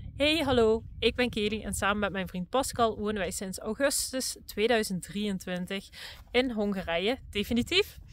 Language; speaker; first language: Dutch; native; Dutch